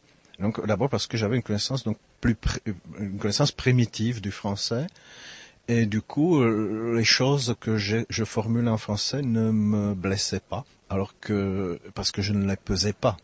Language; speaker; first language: French; non-native, fluent; Czech